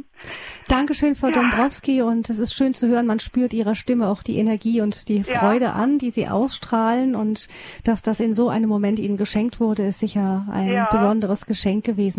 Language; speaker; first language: German; native; German